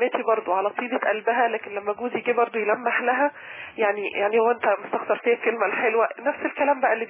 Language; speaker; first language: Arabic; native; Arabic